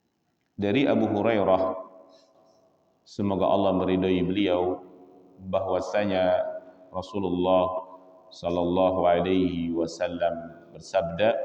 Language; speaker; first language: Indonesian; native; Indonesian